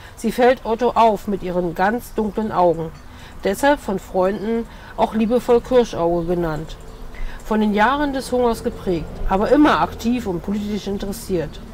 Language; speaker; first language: German; native; German